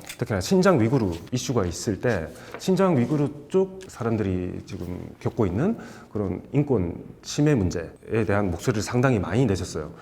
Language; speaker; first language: Korean; native; Korean